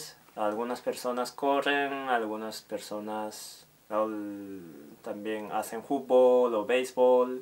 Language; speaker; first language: Spanish; non-native, fluent; Japanese